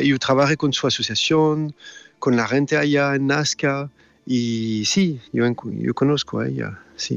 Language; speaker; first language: Spanish; non-native, fluent; French